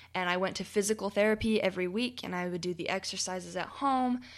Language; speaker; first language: English; native; English